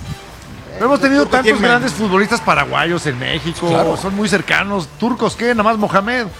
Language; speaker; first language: Spanish; native; Spanish